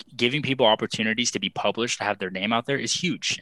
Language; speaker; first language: English; native; English